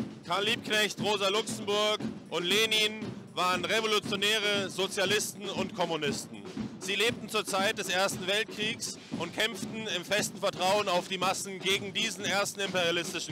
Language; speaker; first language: German; native; German